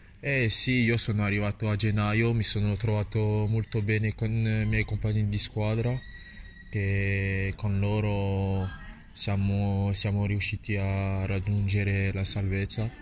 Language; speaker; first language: Italian; non-native, learner; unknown